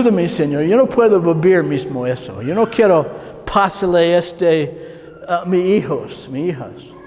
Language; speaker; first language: Spanish; non-native, learner; English